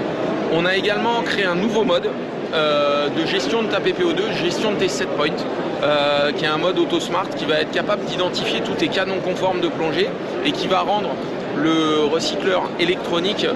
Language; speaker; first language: French; native; French